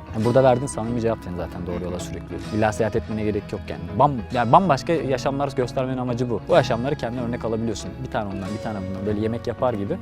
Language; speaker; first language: Turkish; native; Turkish